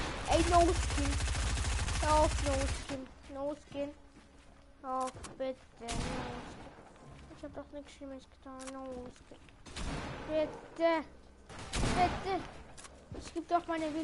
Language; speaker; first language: German; early bilingual, other home language; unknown